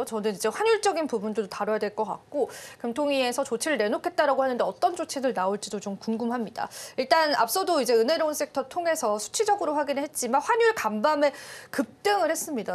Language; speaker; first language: Korean; native; Korean